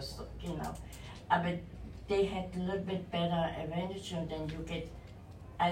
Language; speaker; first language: English; non-native, fluent; German